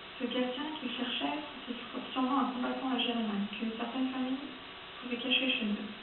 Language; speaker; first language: French; early bilingual, other home language; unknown